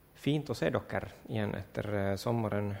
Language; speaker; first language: Norwegian; non-native, learner; Swedish